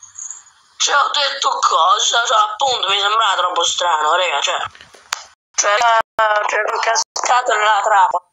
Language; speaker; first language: Italian; native; Italian